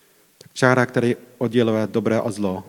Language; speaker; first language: Czech; non-native, fluent; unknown